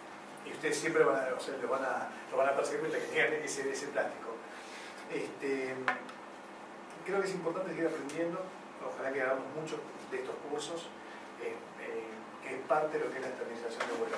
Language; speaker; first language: Spanish; native; Spanish